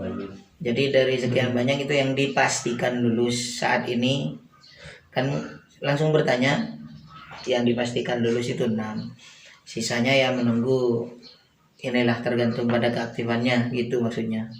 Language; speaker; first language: Indonesian; native; Indonesian